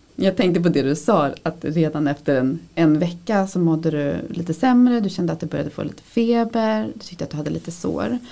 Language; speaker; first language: Swedish; native; Swedish